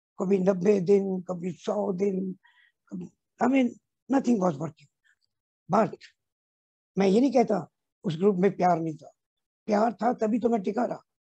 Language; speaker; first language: Hindi; non-native, local second language; Punjabi